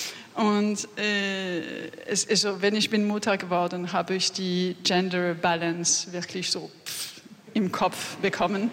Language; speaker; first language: German; non-native, fluent; French